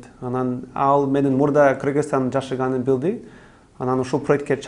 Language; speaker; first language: Kyrgyz; non-native, learner; English